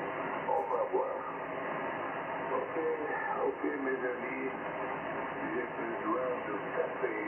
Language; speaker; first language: French; non-native, local second language; German